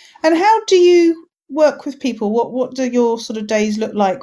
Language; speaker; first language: English; native; English